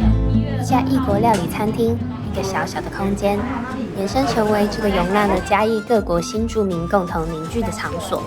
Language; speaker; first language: Chinese; native; Chinese